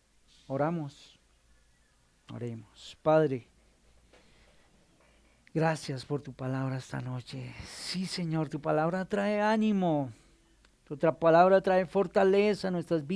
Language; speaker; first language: Spanish; native; Spanish